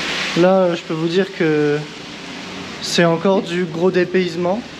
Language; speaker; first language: French; native; French